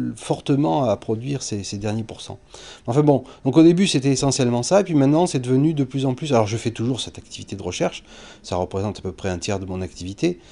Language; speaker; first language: French; native; French